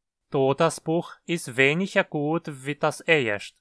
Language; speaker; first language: German; early bilingual, heritage; Portuguese